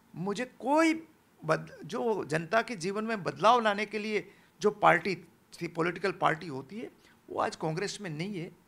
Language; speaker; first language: Hindi; non-native, local second language; Gujarati